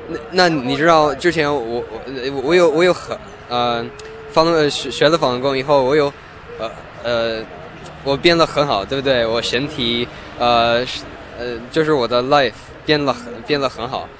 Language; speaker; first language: Chinese; early bilingual, heritage; Chinese